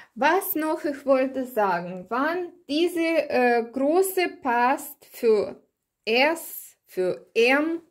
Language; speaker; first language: German; non-native, learner; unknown